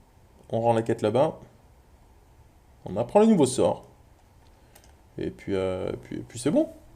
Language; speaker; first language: French; native; French